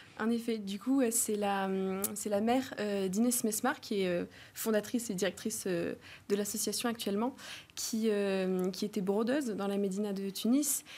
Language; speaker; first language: French; native; French